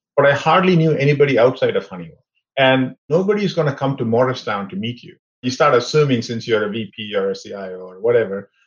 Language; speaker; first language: English; non-native, local second language; Tamil